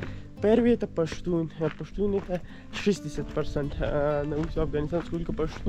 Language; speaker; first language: Russian; non-native, learner; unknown